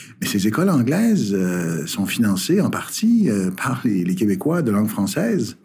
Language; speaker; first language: French; native; French